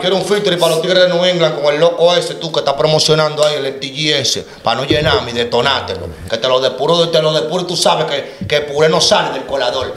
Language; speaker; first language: Spanish; native; Spanish